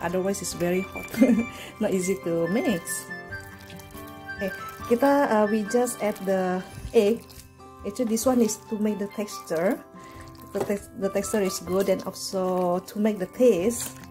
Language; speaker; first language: English; non-native, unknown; Indonesian